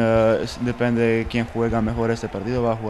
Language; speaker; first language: Spanish; non-native, fluent; Bosnian